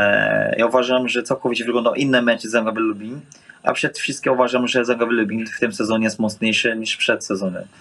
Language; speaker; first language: Polish; non-native, fluent; Portuguese